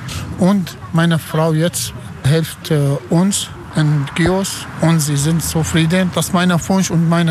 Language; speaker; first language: German; non-native, learner; Arabic